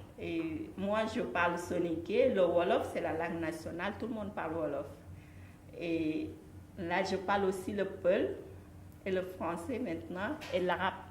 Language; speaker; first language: French; non-native, local second language; Fula